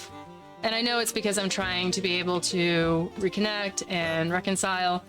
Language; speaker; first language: English; native; English